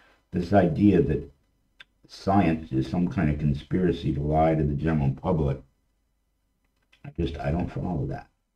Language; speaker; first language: English; native; English